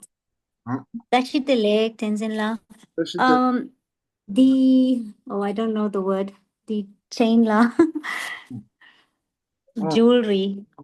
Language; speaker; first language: English; non-native, fluent; Spanish